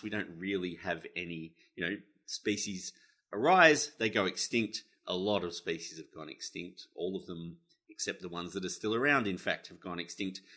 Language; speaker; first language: English; native; English